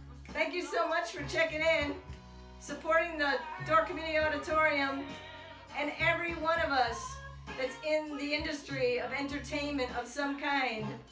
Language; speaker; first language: English; native; English